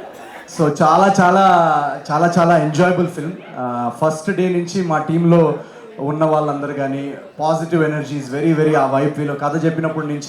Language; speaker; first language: Telugu; native; Telugu